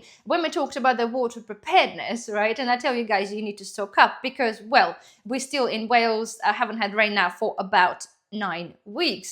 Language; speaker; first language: English; non-native, fluent; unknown